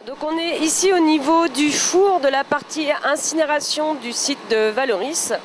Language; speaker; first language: French; native; French